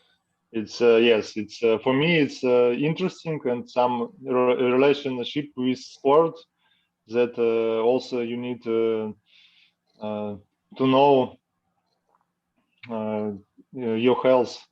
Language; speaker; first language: English; non-native, learner; Russian